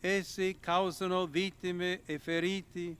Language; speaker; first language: Italian; non-native, fluent; English